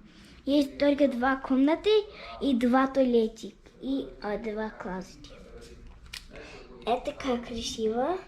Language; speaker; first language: Russian; non-native, learner; English